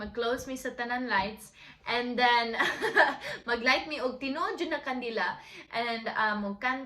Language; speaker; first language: Cebuano; non-native, local second language; English